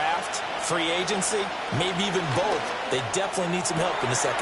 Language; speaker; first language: English; native; English